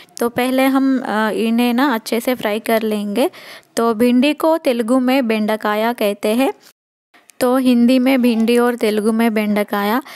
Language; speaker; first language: Hindi; non-native, local second language; Telugu